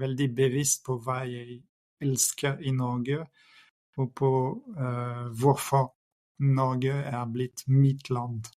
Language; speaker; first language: Norwegian; non-native, fluent; French